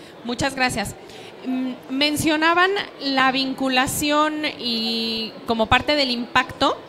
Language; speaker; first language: Spanish; native; Spanish